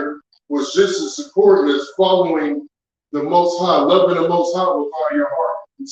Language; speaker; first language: English; native; English